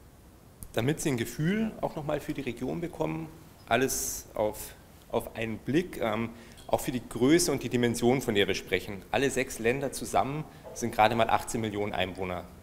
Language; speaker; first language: German; native; German